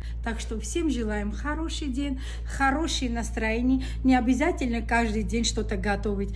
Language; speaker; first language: Russian; non-native, local second language; Armenian